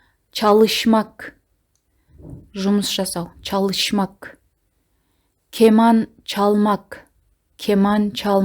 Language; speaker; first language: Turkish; non-native, fluent; Kazakh